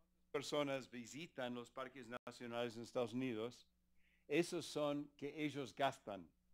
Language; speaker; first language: Spanish; early bilingual, other home language; English